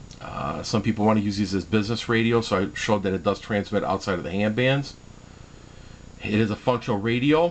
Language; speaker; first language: English; native; English